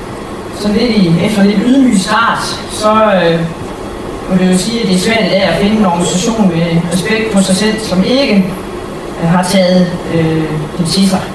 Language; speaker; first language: Danish; native; Danish